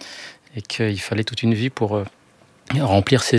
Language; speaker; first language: French; native; French